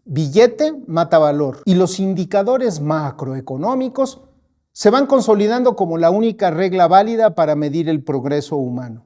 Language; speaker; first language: Spanish; native; Spanish